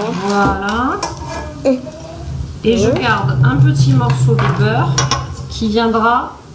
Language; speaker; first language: French; native; French